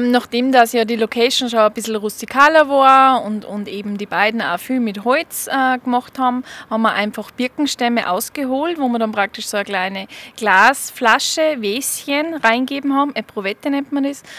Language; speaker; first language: German; native; German